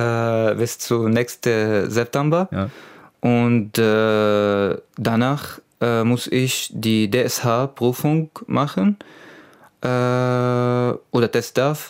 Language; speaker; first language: German; non-native, learner; Arabic